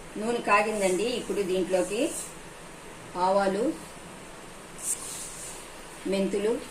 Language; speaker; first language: Telugu; native; Telugu